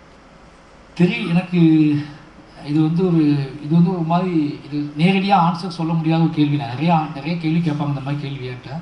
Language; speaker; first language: Tamil; native; Tamil